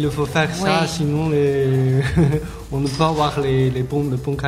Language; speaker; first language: French; non-native, learner; Chinese